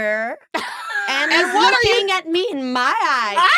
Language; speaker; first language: English; native; English